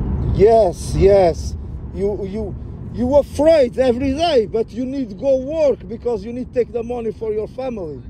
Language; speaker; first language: English; non-native, learner; Portuguese